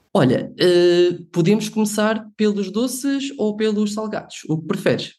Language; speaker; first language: Portuguese; native; Portuguese